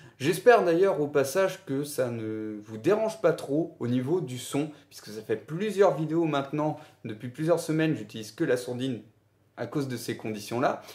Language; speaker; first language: French; native; French